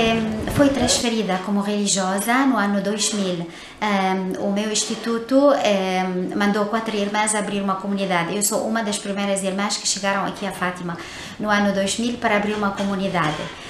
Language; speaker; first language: Portuguese; non-native, fluent; Arabic